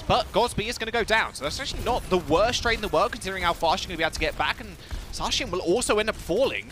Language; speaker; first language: English; native; English